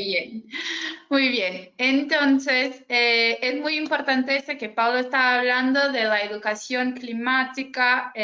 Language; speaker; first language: Spanish; non-native, fluent; Portuguese